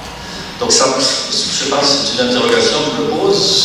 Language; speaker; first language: French; native; French